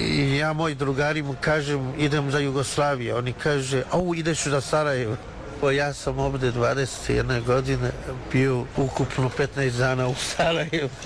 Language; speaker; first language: Serbian; non-native, learner; Chinese